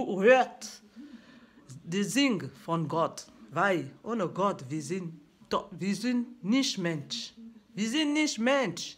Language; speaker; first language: German; non-native, learner; French